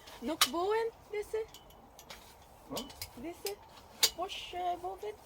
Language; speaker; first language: Dutch; non-native, learner; Cebuano